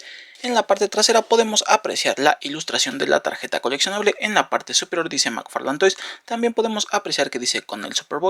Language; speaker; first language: Spanish; native; Spanish